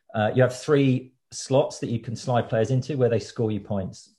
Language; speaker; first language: English; native; English